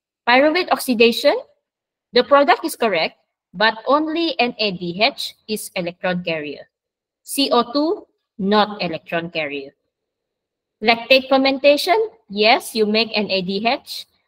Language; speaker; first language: English; non-native, local second language; Malay